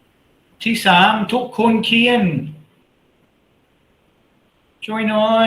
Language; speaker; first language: Thai; non-native, learner; English